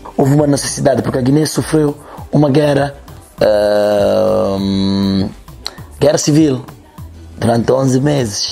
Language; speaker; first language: Portuguese; non-native, local second language; Upper Guinea Crioulo